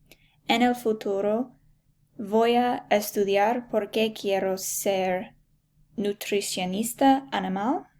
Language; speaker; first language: Spanish; non-native, learner; English